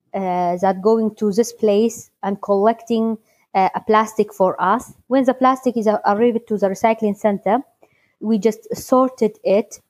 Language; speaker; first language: English; non-native, learner; Kurdish